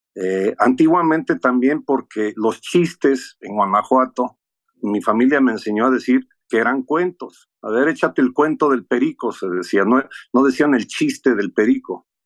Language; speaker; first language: Spanish; early bilingual, heritage; Spanish